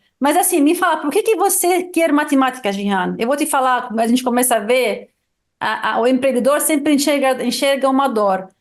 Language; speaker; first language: Portuguese; non-native, fluent; Arabic